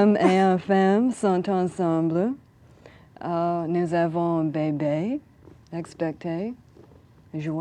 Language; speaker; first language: French; non-native, learner; English